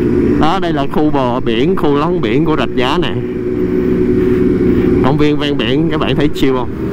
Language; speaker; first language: Vietnamese; native; Vietnamese